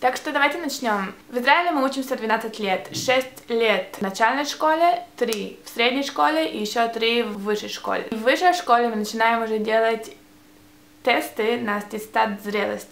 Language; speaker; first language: Russian; early bilingual, heritage; Russian